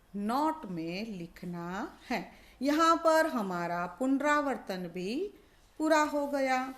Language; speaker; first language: Hindi; non-native, local second language; Gujarati